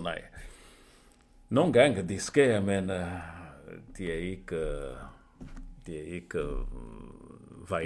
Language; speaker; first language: Danish; non-native, fluent; Portuguese